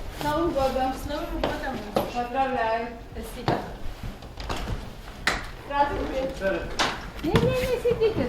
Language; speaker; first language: Russian; non-native, fluent; Georgian